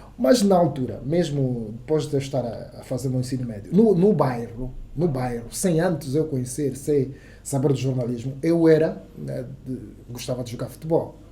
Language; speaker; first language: Portuguese; non-native, local second language; Kongo